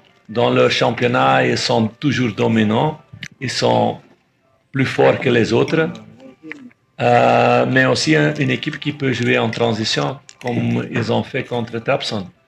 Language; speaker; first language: French; non-native, fluent; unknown